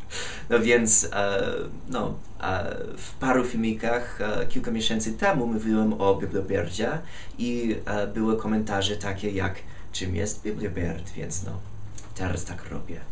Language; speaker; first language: Polish; non-native, fluent; English